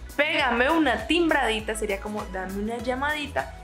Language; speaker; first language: Spanish; native; Spanish